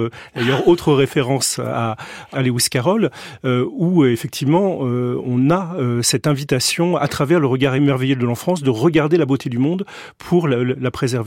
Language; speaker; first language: French; native; French